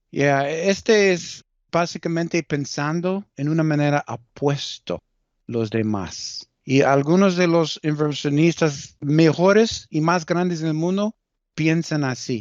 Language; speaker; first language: Spanish; early bilingual, heritage; Spanish